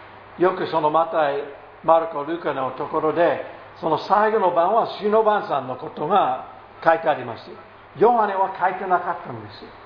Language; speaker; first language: Japanese; non-native, fluent; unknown